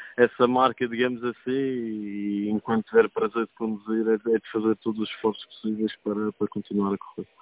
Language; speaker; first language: Portuguese; native; Portuguese